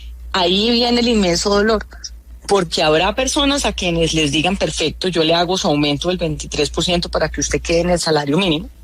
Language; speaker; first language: Spanish; native; Spanish